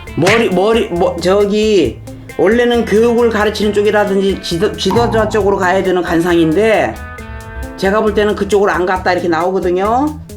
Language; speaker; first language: Korean; native; Korean